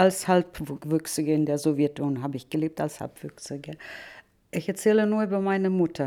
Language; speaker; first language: German; non-native, fluent; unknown